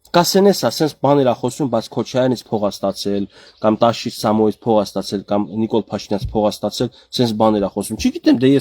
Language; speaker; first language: Armenian; native; Armenian